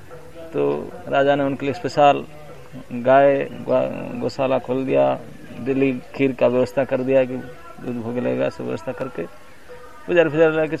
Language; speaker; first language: Hindi; non-native, local second language; Odia